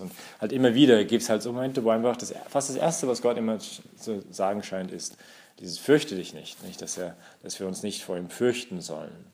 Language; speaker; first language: German; native; German